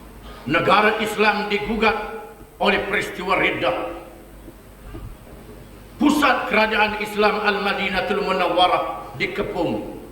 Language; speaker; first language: Malay; native; Malay